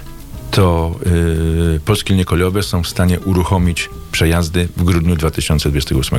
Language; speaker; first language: Polish; native; Polish